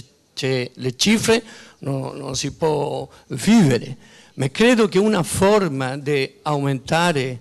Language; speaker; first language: Italian; non-native, fluent; Spanish